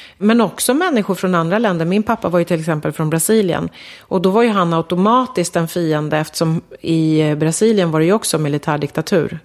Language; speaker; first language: Swedish; early bilingual, other home language; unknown